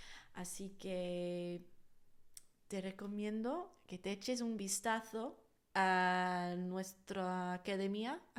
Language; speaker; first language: Spanish; non-native, fluent; English